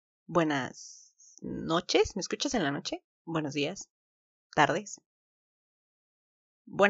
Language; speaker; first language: Spanish; native; Spanish